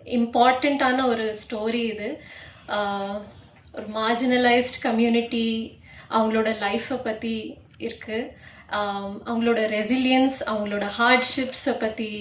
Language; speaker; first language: Tamil; non-native, local second language; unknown